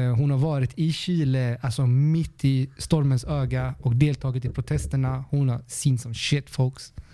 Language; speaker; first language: Swedish; early bilingual, other home language; Spanish